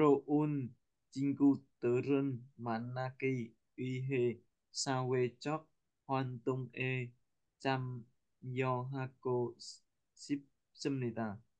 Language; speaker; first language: Korean; non-native, learner; Vietnamese